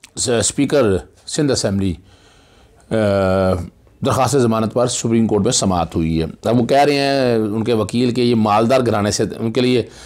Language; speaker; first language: Urdu; non-native, local second language; Punjabi